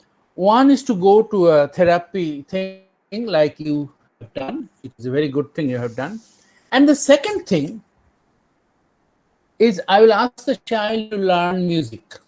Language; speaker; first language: English; non-native, local second language; Bangla